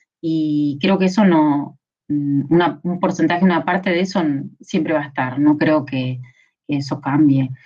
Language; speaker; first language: Spanish; native; Spanish